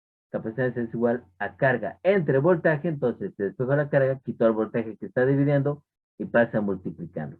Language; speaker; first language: Spanish; native; Spanish